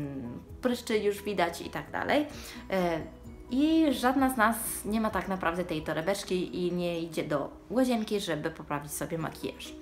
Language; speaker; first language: Polish; early bilingual, heritage; Polish